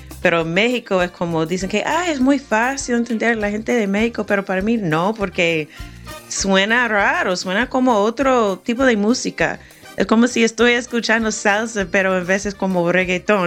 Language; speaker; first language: Spanish; non-native, fluent; English